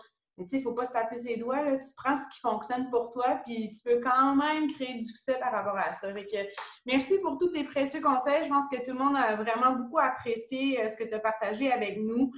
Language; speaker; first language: French; native; French